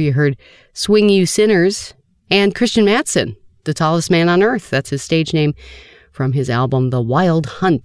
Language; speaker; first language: English; native; English